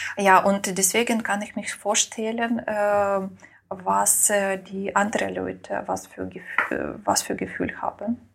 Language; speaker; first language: German; non-native, learner; Ukrainian